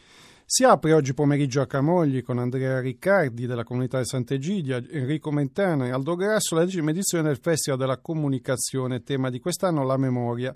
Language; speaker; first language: Italian; native; Italian